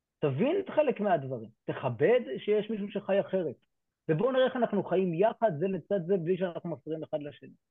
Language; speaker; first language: Hebrew; native; Hebrew